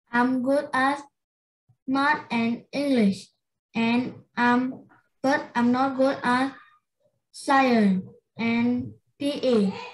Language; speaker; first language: English; non-native, learner; Vietnamese